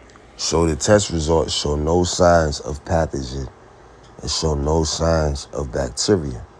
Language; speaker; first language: English; native; English